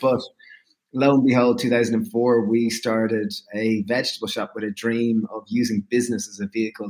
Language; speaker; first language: English; native; English